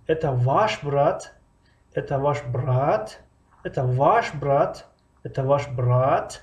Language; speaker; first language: Russian; non-native, fluent; Tajik